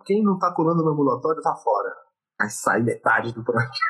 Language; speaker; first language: Portuguese; native; Portuguese